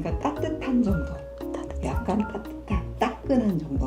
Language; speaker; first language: Korean; native; Korean